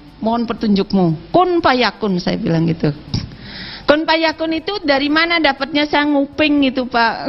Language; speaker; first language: Indonesian; non-native, local second language; Balinese